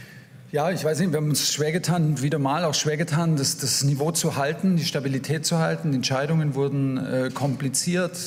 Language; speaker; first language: German; native; German